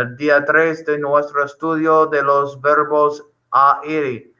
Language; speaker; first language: Spanish; non-native, fluent; English